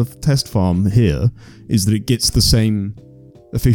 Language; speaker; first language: English; native; English